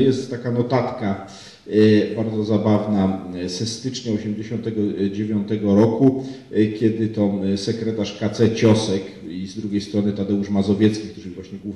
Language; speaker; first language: Polish; native; Polish